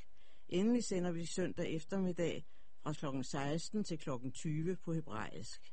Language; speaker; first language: Danish; native; Danish